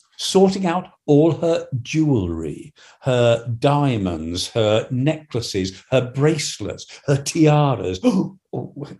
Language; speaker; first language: German; non-native, fluent; English